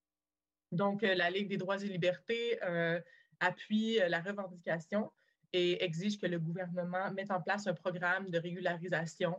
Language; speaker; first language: French; native; French